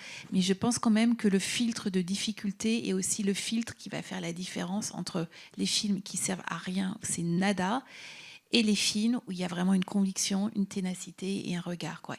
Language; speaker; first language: French; native; French